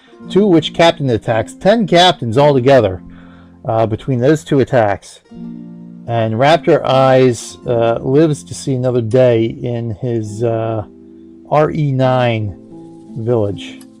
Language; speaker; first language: English; native; English